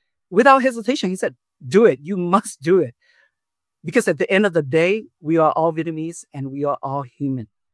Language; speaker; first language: English; early bilingual, other home language; Vietnamese